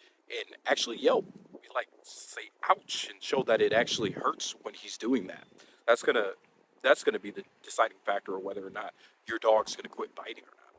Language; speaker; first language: English; native; English